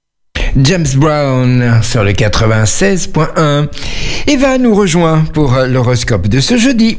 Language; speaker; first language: French; native; French